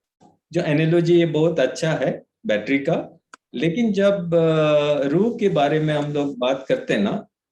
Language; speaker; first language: Hindi; native; Hindi